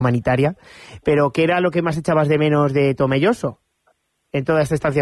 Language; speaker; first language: Spanish; native; Spanish